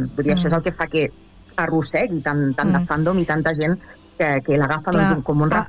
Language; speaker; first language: Catalan; native; Catalan